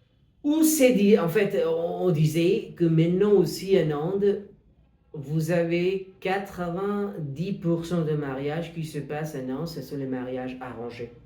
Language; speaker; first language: French; non-native, fluent; Hindi